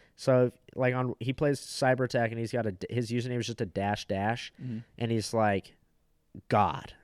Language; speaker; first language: English; native; English